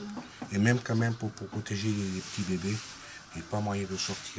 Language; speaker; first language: French; non-native, fluent; Arabic